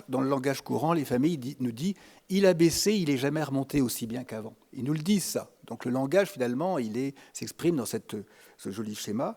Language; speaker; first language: French; native; French